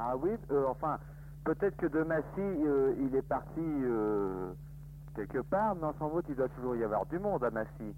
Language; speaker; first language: French; native; French